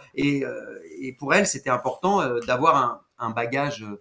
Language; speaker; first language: French; native; French